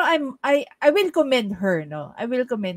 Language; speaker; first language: English; non-native, local second language; Filipino